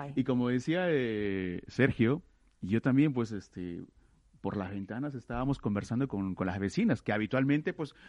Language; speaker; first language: Spanish; native; Spanish